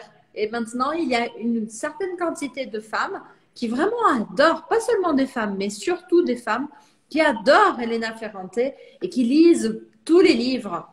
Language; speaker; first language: French; non-native, fluent; Portuguese